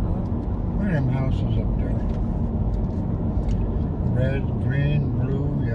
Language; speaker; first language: English; native; English